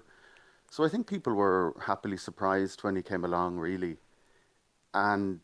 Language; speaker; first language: English; native; English